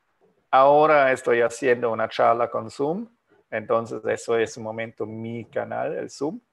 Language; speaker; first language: Spanish; non-native, fluent; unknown